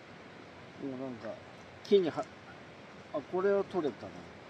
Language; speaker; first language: Japanese; native; Japanese